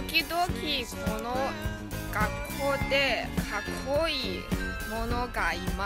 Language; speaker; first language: Japanese; non-native, learner; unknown